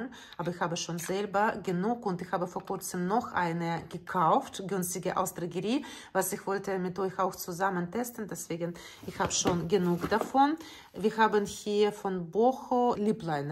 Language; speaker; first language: German; non-native, learner; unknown